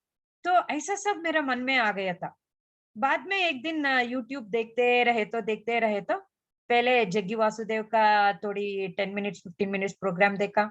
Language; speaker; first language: Hindi; non-native, local second language; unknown